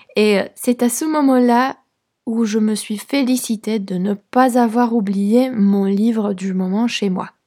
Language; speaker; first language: French; non-native, fluent; Polish